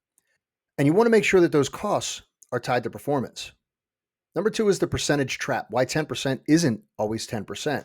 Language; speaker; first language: English; native; English